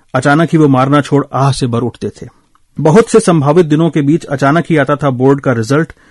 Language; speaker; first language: Hindi; native; Hindi